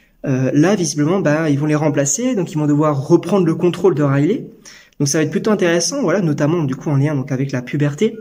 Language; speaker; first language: French; native; French